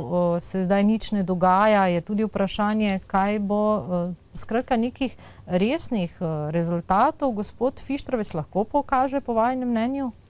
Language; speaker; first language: Slovenian; native; Slovenian